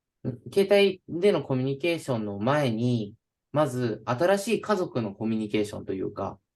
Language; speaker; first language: Japanese; native; Japanese